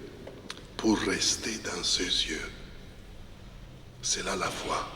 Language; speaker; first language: French; non-native, fluent; Italian